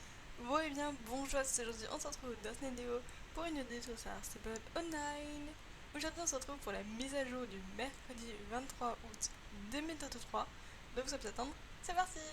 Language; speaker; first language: French; native; French